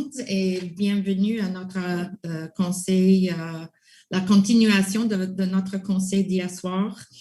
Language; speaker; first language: French; non-native, local second language; English